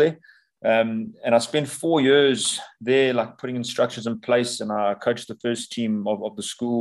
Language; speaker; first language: English; native; English